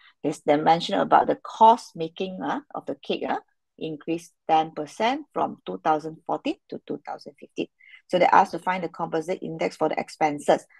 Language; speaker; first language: English; non-native, local second language; Malay